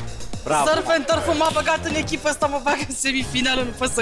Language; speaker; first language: Romanian; native; Romanian